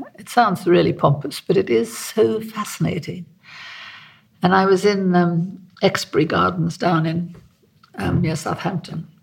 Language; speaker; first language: English; native; English